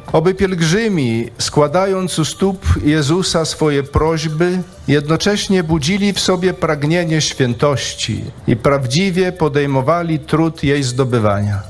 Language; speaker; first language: Polish; native; Polish